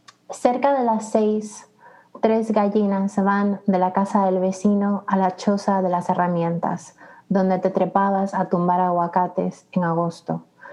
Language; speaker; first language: Spanish; early bilingual, other home language; English